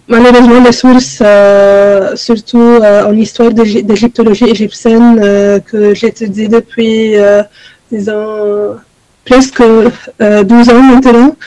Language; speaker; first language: French; non-native, fluent; Arabic